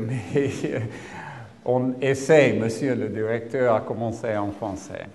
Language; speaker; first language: French; non-native, learner; English